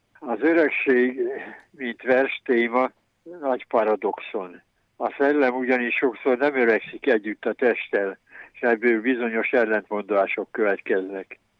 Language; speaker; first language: Hungarian; native; Hungarian